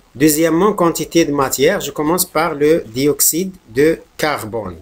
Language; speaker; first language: French; non-native, local second language; Arabic